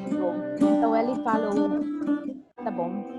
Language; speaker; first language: Portuguese; non-native, fluent; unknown